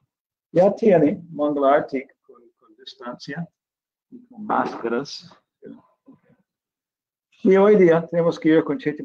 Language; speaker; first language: Spanish; non-native, fluent; English